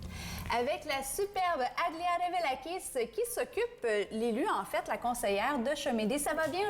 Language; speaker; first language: French; native; French